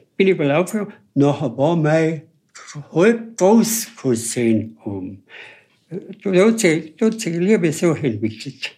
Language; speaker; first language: German; native; German